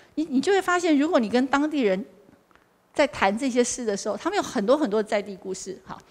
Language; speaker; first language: Chinese; native; Chinese